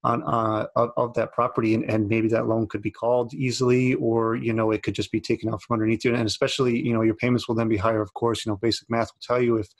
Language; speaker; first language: English; native; English